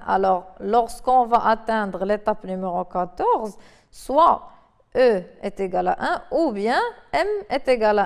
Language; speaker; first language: French; non-native, local second language; Arabic